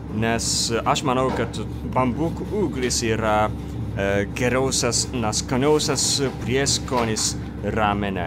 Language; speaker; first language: Lithuanian; non-native, fluent; Japanese